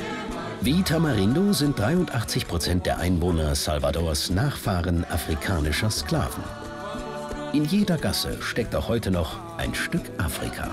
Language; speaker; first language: German; native; German